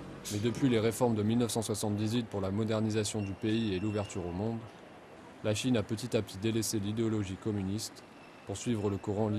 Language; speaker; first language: French; native; French